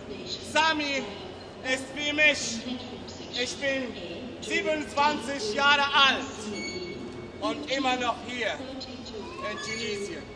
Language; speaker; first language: German; non-native, learner; Arabic